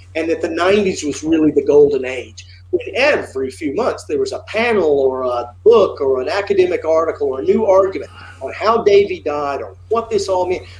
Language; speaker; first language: English; native; English